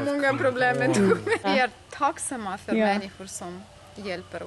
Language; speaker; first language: Swedish; non-native, fluent; Ukrainian